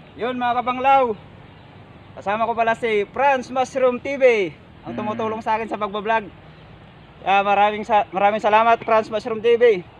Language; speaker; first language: Filipino; non-native, local second language; Iloko